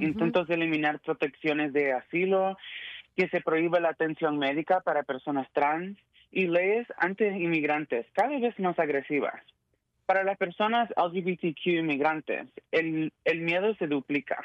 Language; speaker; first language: Spanish; early bilingual, heritage; Spanish